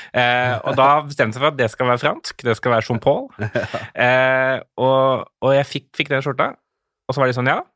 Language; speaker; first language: Norwegian; native; Norwegian